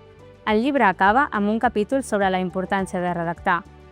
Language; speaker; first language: Catalan; native; Catalan